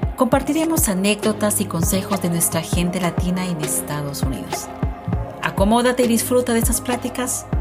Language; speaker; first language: Spanish; native; Spanish